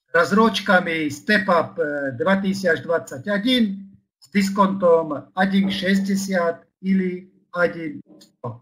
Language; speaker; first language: Polish; non-native, learner; Slovak